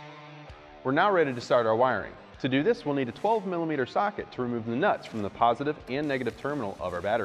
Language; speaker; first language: English; native; English